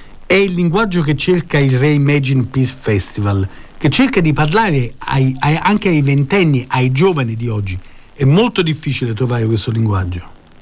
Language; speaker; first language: Italian; native; Italian